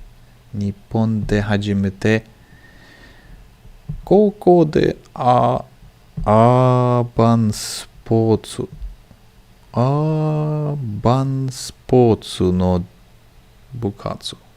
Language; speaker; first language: Japanese; non-native, learner; English